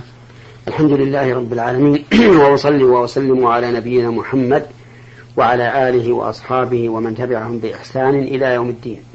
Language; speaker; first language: Arabic; native; Arabic